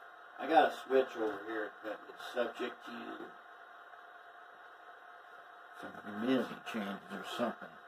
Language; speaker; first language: English; native; English